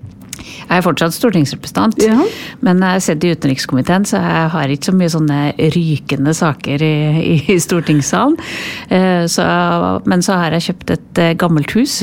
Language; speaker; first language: Norwegian; native; Norwegian